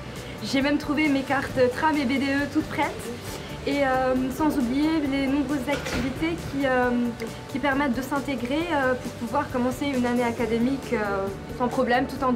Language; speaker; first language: French; non-native, local second language; Arabic